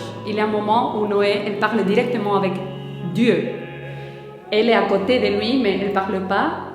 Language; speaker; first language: French; non-native, fluent; Spanish